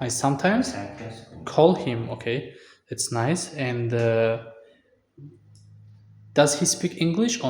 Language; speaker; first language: English; non-native, fluent; Tajik